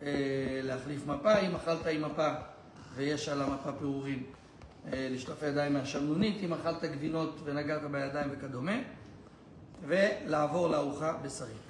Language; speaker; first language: Hebrew; native; Hebrew